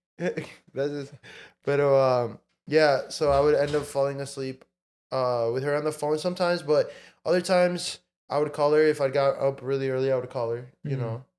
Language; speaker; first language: English; early bilingual, other home language; Spanish